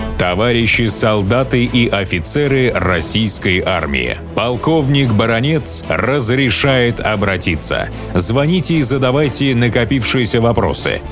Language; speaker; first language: Russian; native; Russian